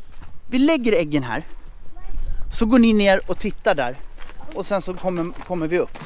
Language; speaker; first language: Swedish; native; Swedish